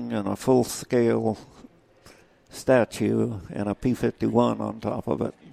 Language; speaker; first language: English; native; English